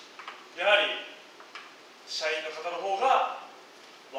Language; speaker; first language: Japanese; native; Japanese